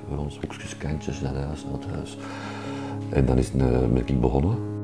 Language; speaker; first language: Dutch; native; Dutch